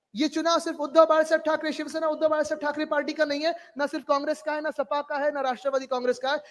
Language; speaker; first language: Hindi; non-native, local second language; Marathi